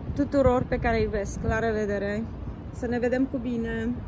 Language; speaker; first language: Romanian; native; Romanian